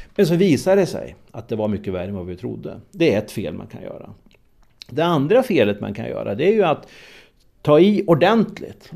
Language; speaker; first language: Swedish; native; Swedish